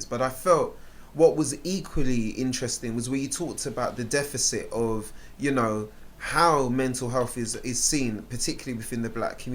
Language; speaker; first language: English; native; English